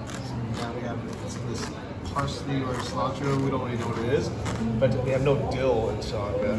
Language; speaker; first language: English; non-native, fluent; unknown